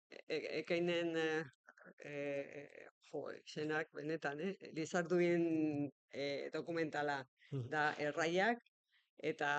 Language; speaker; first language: Basque; non-native, local second language; Spanish